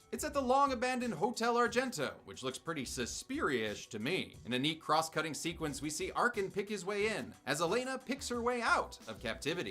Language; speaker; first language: English; native; English